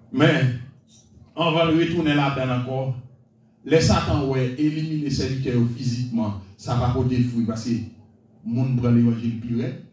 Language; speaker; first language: French; non-native, local second language; Haitian Creole